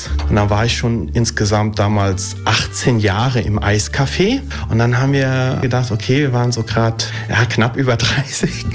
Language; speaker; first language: German; early bilingual, other home language; Italian